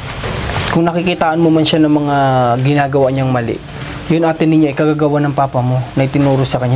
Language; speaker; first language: Filipino; native; Filipino